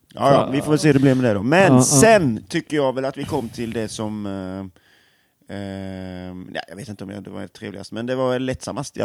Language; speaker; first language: Swedish; native; Swedish